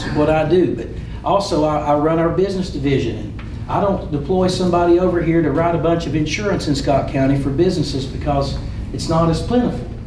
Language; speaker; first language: English; native; English